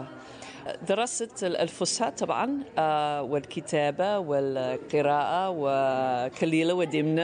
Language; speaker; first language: Arabic; non-native, fluent; English